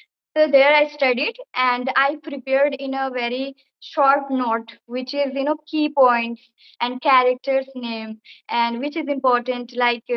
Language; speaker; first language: English; non-native, fluent; Bangla